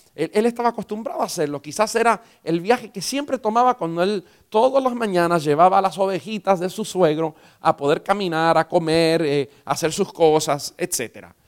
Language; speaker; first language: Spanish; early bilingual, heritage; Spanish